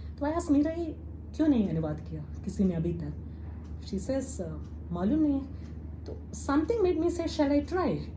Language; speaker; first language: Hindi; non-native, local second language; Malayalam